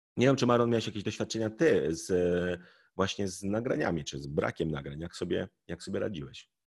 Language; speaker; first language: Polish; native; Polish